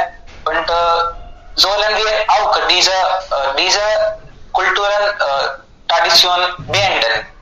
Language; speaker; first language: German; non-native, learner; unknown